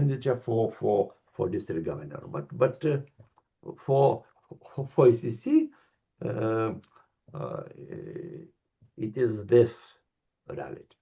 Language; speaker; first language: English; non-native, learner; Lithuanian